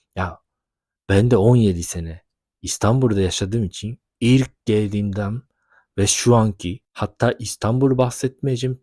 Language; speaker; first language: Turkish; non-native, fluent; Japanese